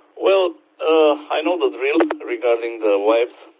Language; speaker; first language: English; non-native, fluent; Romanian